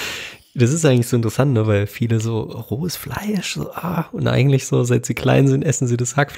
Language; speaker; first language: German; native; German